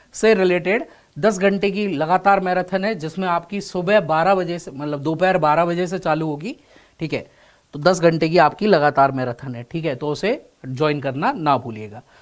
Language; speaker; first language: Hindi; native; Hindi